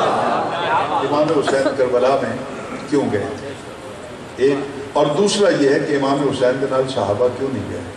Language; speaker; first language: Urdu; non-native, local second language; Saraiki